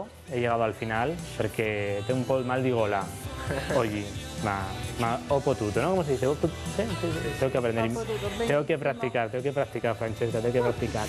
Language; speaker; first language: Spanish; native; Spanish